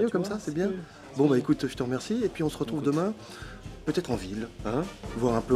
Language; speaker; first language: French; native; French